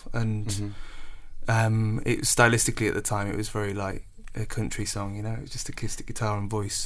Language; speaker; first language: English; native; English